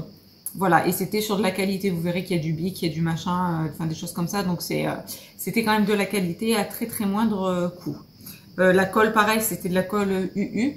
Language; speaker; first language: French; native; French